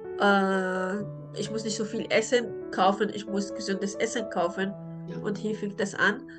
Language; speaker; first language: German; non-native, learner; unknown